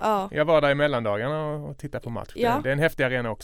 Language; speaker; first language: Swedish; native; Swedish